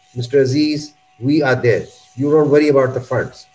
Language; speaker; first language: English; non-native, local second language; Urdu